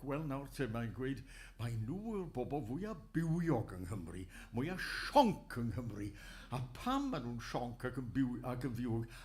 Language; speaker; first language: Welsh; native; Welsh